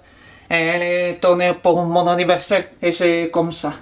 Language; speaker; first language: French; non-native, learner; Bulgarian